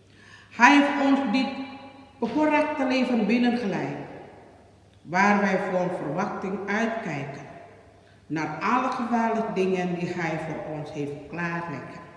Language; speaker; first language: Dutch; non-native, learner; Indonesian